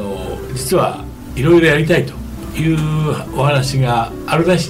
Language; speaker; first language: Japanese; native; Japanese